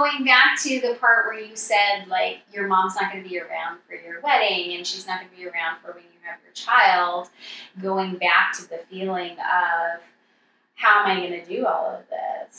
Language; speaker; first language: English; native; English